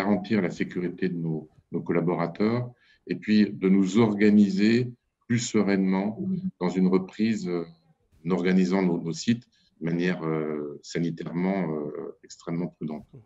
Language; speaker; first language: French; native; French